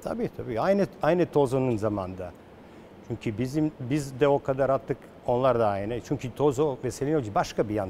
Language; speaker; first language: Turkish; non-native, learner; Serbian